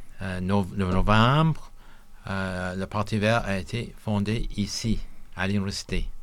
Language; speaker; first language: French; non-native, local second language; English